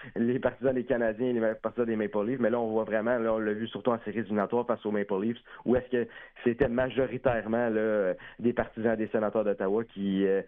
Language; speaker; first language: French; native; French